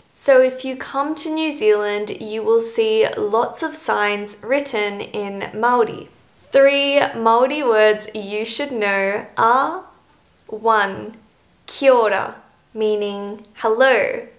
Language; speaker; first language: English; native; English